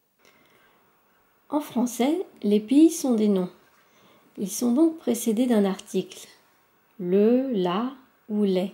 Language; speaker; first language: French; native; French